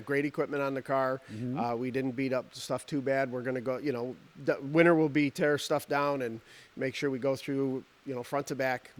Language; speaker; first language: English; native; English